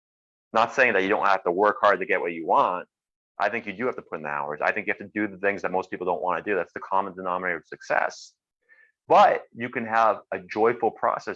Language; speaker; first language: English; native; English